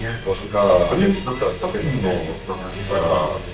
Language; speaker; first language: Japanese; non-native, fluent; English